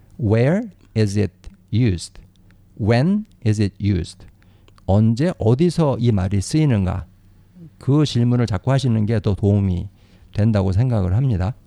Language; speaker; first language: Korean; native; Korean